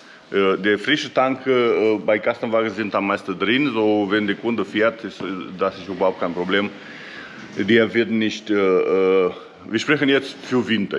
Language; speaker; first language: German; non-native, fluent; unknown